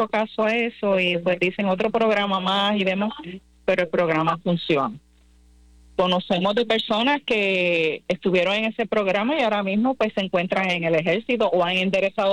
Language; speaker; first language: Spanish; native; Spanish